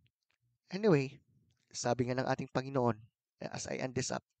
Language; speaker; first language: Filipino; native; Filipino